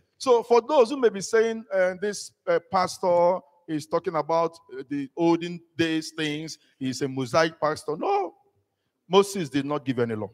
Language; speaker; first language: English; non-native, local second language; Igbo